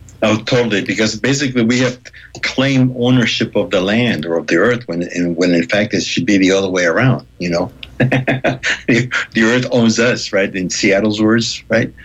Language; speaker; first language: English; non-native, fluent; Spanish